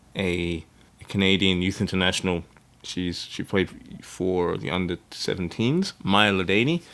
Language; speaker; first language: English; native; English